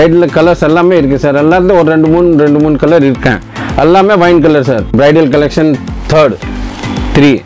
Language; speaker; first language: Tamil; non-native, local second language; Hindi